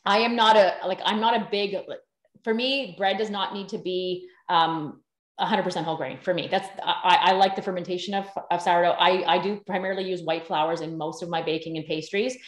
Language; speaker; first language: English; native; English